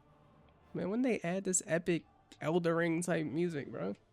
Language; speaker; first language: English; native; English